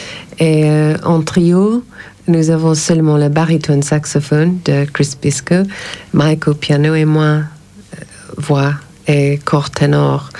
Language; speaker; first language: French; non-native, fluent; English